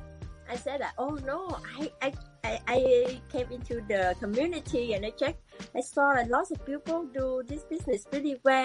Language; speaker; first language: English; non-native, learner; Vietnamese